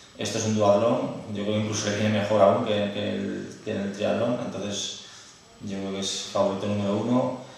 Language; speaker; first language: Spanish; native; Spanish